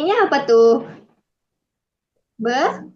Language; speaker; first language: Indonesian; native; Indonesian